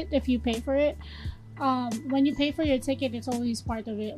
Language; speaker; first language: English; non-native, local second language; Filipino